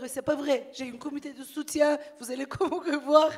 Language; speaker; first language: French; non-native, fluent; Turkish